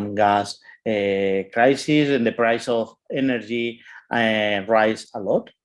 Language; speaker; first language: English; non-native, fluent; Catalan